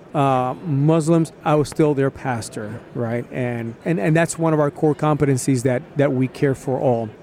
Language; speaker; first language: English; early bilingual, other home language; Spanish